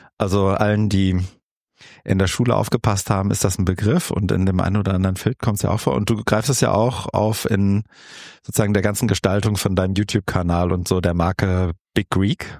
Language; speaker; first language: German; native; German